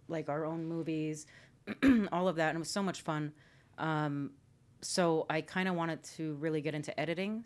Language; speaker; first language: English; native; English